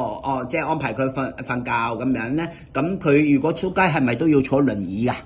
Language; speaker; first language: Cantonese; native; Cantonese